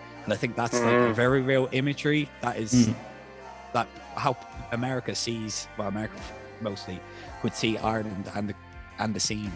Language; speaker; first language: English; native; English